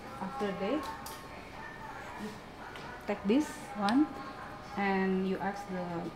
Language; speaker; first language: English; non-native, fluent; Indonesian